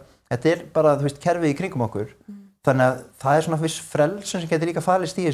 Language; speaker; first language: Icelandic; native; Icelandic